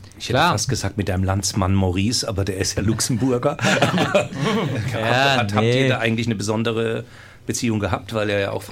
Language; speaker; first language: German; native; German